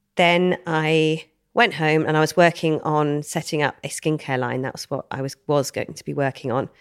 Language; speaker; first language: English; native; English